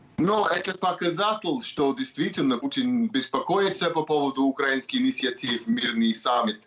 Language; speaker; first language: Russian; non-native, learner; English